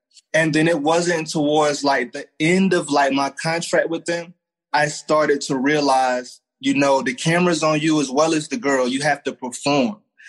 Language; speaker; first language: English; native; English